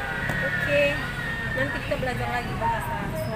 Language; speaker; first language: Indonesian; non-native, local second language; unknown